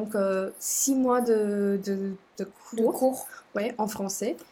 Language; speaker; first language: French; non-native, fluent; Sinhala